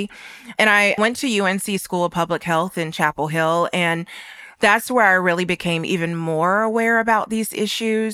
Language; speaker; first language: English; native; English